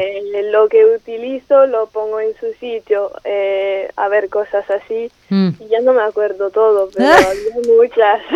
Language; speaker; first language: Spanish; non-native, fluent; French